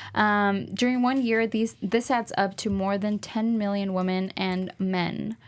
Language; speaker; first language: English; native; English